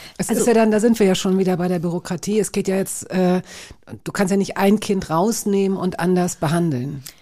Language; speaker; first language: German; native; German